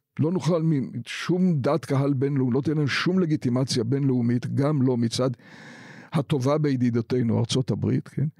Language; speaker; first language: Hebrew; native; Hebrew